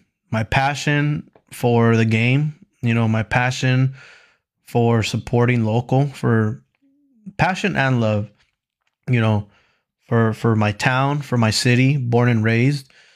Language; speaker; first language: English; early bilingual, other home language; Spanish